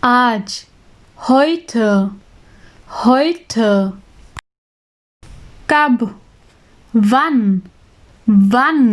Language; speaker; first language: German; non-native, fluent; Urdu